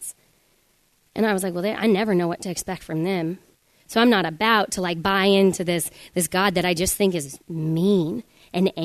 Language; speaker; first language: English; native; English